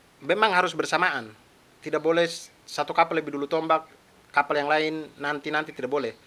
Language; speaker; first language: Indonesian; non-native, local second language; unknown